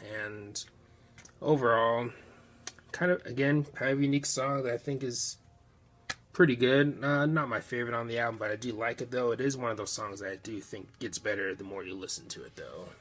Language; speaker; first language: English; native; English